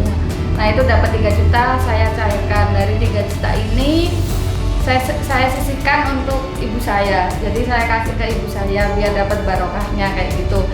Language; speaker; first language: Indonesian; native; Indonesian